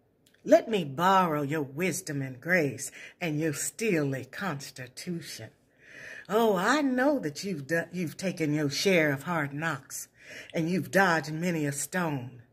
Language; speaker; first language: English; native; English